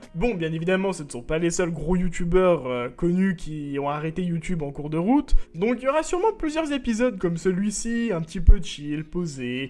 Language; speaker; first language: French; native; French